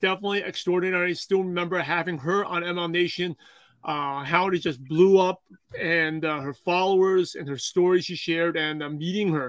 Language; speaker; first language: English; early bilingual, other home language; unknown